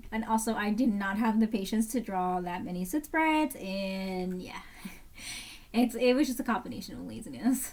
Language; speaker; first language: English; native; English